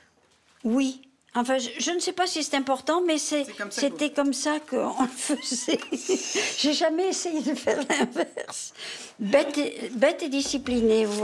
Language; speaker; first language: French; native; French